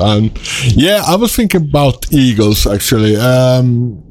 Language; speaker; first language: English; non-native, fluent; Swedish